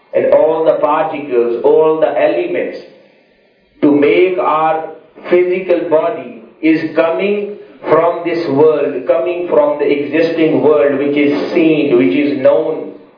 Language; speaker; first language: English; non-native, local second language; Urdu